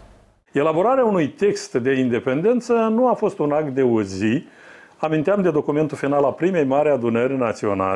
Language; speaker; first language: Romanian; native; Romanian